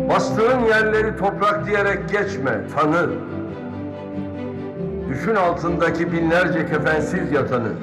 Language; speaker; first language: Turkish; native; Turkish